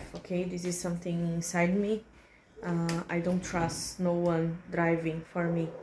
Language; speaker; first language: English; non-native, learner; Portuguese